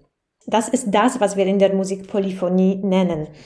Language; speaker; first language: German; non-native, fluent; Polish